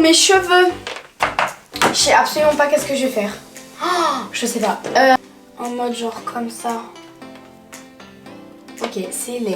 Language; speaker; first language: French; native; French